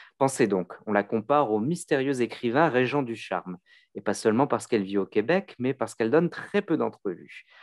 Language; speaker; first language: French; native; French